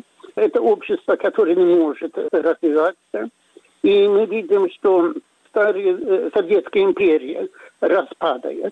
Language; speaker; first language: Russian; non-native, fluent; Swedish